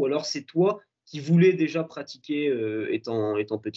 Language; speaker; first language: French; native; French